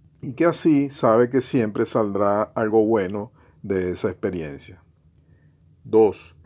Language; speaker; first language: Spanish; native; Spanish